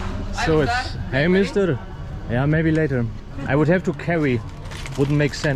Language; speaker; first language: English; non-native, fluent; German